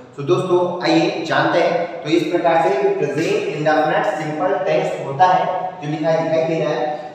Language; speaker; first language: Hindi; native; Hindi